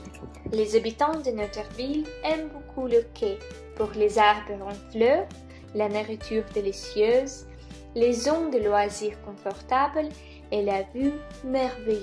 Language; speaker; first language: French; non-native, learner; Russian